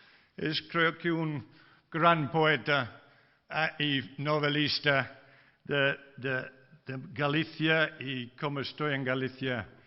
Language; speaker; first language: Spanish; non-native, fluent; English